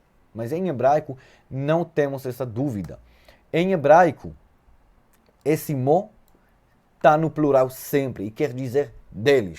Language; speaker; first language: Portuguese; non-native, fluent; Hebrew